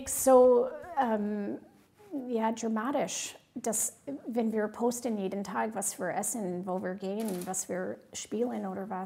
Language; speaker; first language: German; non-native, fluent; English